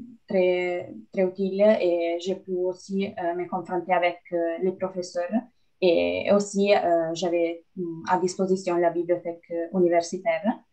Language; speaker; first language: French; non-native, fluent; Italian